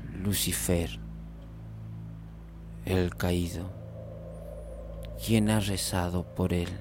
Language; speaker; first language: Spanish; native; Spanish